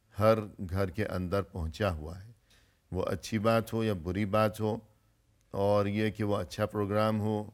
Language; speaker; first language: Urdu; native; Urdu